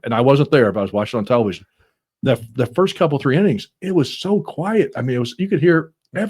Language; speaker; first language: English; native; English